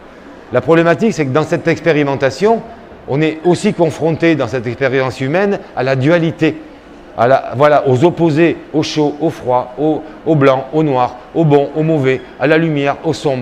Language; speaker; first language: French; native; French